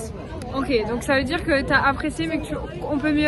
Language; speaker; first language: French; native; French